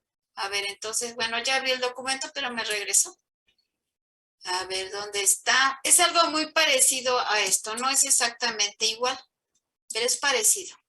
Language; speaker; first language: Spanish; native; Spanish